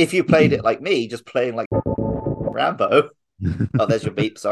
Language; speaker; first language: English; native; English